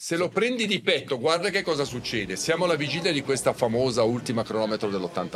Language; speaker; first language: Italian; native; Italian